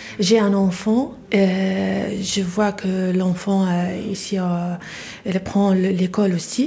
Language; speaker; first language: French; non-native, learner; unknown